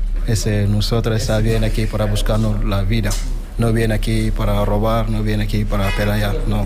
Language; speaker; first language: Spanish; non-native, learner; Wolof